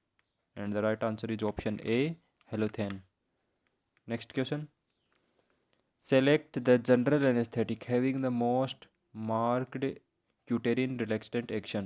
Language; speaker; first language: English; non-native, local second language; Hindi